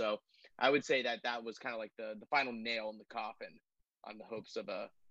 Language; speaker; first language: English; native; English